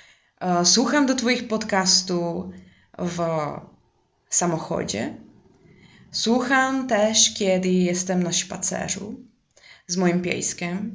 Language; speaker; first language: Polish; non-native, learner; Czech